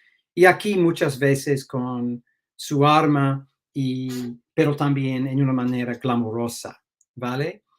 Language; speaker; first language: Spanish; non-native, fluent; English